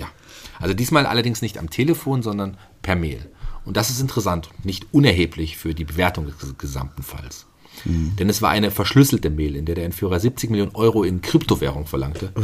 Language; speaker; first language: German; native; German